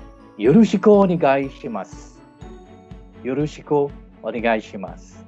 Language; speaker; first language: Japanese; non-native, fluent; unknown